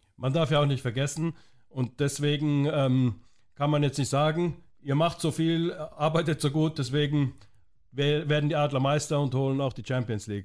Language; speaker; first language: German; native; German